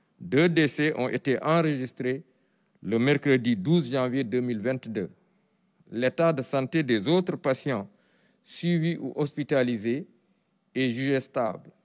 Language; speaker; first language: French; non-native, local second language; Wolof